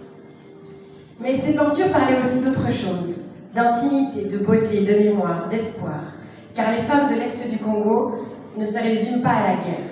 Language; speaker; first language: French; native; French